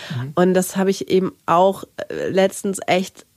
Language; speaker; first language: German; native; German